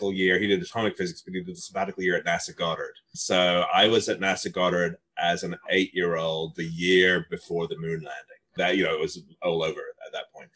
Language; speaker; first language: English; native; English